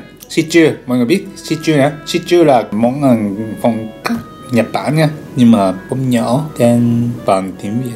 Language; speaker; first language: Vietnamese; non-native, learner; Japanese